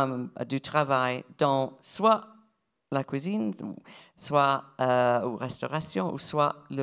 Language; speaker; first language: French; non-native, fluent; English